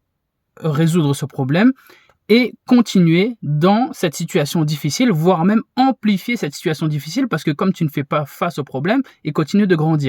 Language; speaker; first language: French; native; French